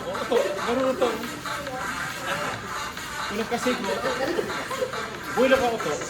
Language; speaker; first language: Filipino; non-native, local second language; Cebuano